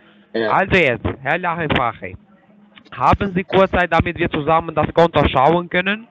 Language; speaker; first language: German; non-native, fluent; Turkish